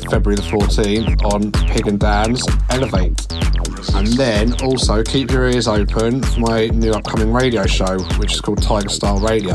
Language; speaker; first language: English; native; English